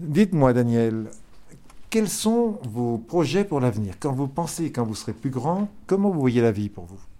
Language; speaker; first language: French; native; French